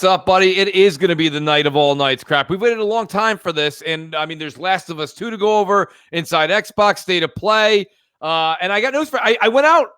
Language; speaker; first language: English; native; English